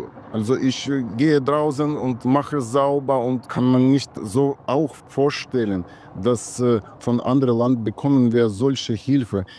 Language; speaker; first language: German; non-native, learner; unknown